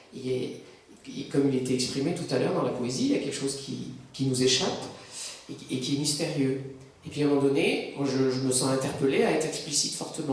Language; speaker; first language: French; native; French